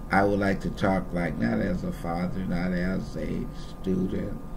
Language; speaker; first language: English; native; English